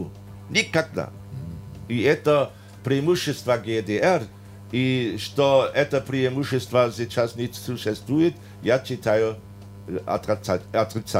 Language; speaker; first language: Russian; non-native, fluent; German